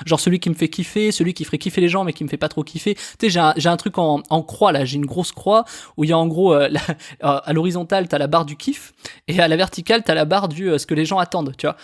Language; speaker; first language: French; native; French